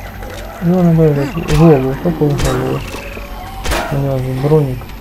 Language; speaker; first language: Russian; native; Russian